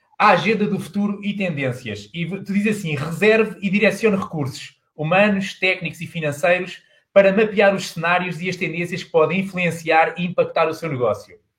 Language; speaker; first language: Portuguese; native; Portuguese